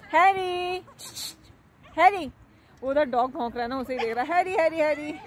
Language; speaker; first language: Hindi; native; Hindi